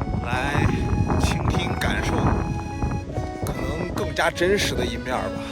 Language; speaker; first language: Chinese; native; Chinese